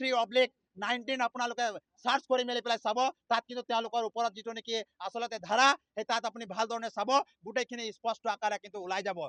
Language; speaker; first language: Assamese; non-native, local second language; Sadri